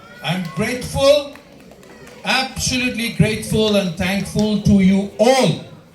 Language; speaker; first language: English; non-native, local second language; Bangla